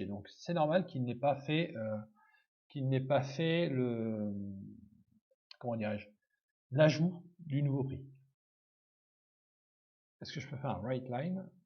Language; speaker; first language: French; native; French